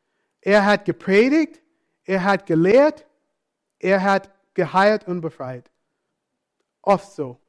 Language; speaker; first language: German; non-native, fluent; English